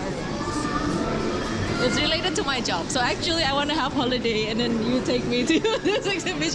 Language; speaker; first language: English; non-native, local second language; Indonesian